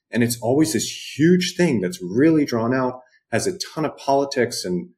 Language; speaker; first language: English; native; English